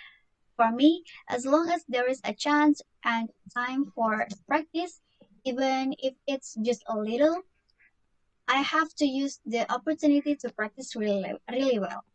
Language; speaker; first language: English; non-native, learner; Indonesian